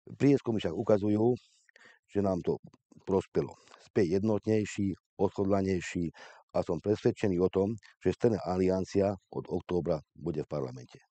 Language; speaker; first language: Slovak; non-native, local second language; Hungarian